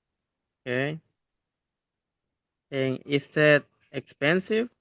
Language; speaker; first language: English; non-native, learner; Spanish